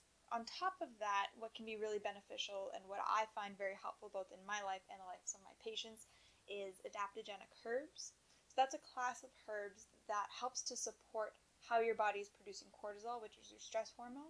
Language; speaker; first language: English; native; English